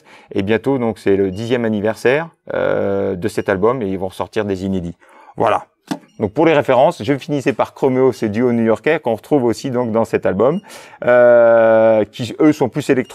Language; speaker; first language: French; native; French